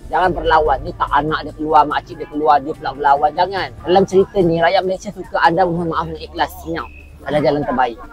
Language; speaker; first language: Malay; native; Malay